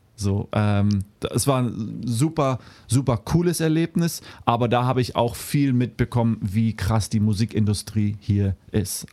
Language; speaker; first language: German; native; German